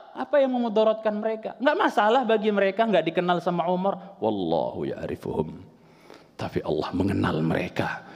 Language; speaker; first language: Indonesian; non-native, local second language; Sundanese